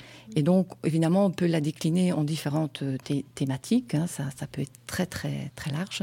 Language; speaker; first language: French; native; French